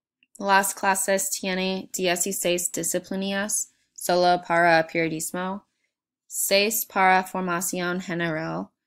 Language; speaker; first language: Spanish; non-native, learner; English